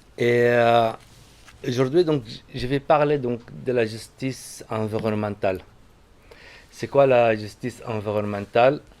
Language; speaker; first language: French; non-native, fluent; Arabic